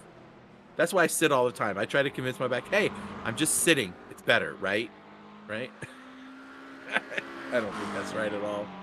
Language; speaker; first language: English; native; English